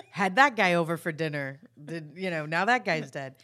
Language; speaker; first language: English; native; English